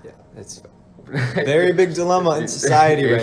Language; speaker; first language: English; native; English